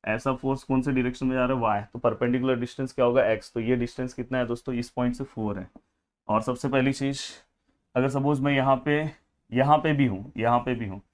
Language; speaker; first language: Hindi; non-native, local second language; Marathi